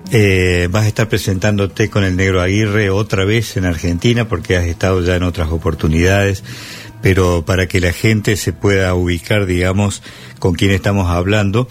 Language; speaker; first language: Spanish; native; Spanish